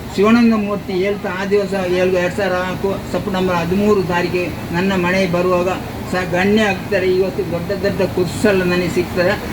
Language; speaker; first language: Kannada; native; Kannada